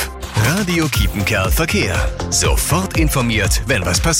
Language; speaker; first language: German; native; German